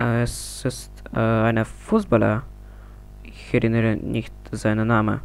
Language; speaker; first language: German; non-native, learner; Russian